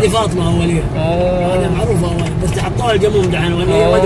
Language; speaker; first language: Arabic; non-native, fluent; Indonesian